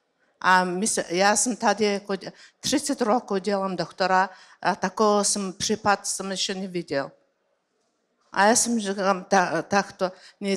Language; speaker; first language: Czech; non-native, learner; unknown